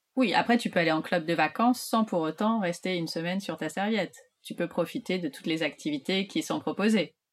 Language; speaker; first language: French; native; French